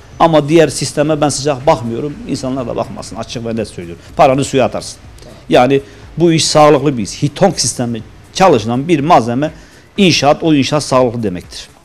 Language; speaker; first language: Turkish; native; Turkish